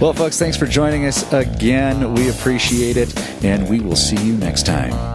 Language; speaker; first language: English; native; English